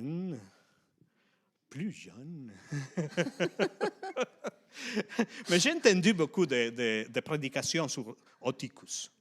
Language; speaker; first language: French; non-native, fluent; Spanish